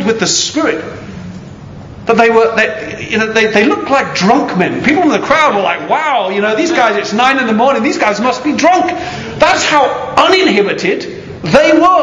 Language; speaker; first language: English; native; English